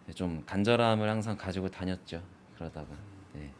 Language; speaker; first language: Korean; native; Korean